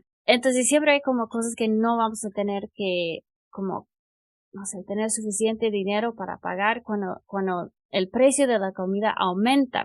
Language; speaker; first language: Spanish; non-native, fluent; English